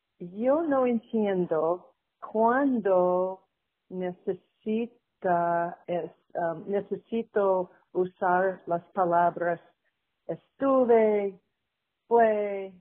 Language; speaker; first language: Spanish; non-native, learner; English